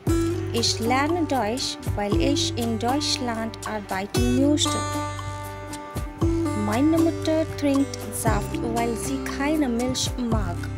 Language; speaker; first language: German; non-native, fluent; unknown